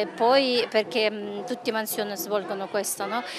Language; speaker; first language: Italian; non-native, learner; Russian